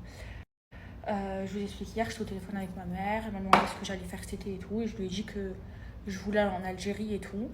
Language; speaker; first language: French; native; French